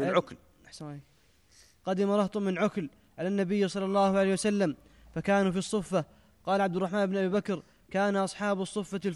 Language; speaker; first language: Arabic; native; Arabic